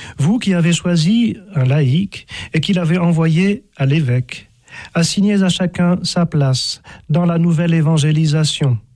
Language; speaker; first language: French; native; French